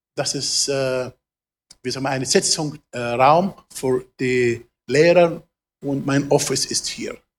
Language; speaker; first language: German; non-native, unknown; Arabic